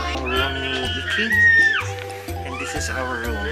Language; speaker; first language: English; non-native, local second language; Filipino